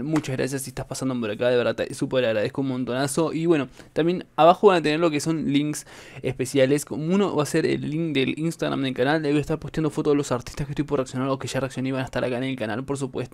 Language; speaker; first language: Spanish; native; Spanish